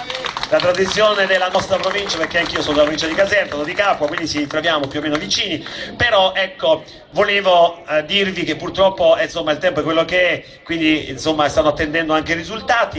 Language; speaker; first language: Italian; native; Italian